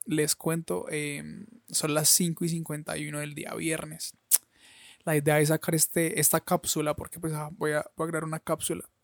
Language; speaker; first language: Spanish; native; Spanish